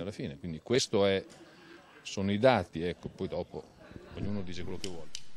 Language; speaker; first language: Italian; native; Italian